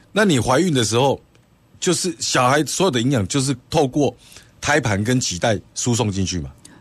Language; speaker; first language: Chinese; native; Chinese